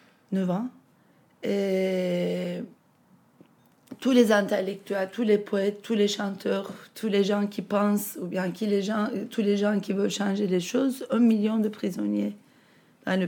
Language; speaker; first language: French; non-native, fluent; Turkish